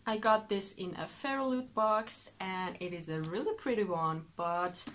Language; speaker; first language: English; non-native, fluent; Persian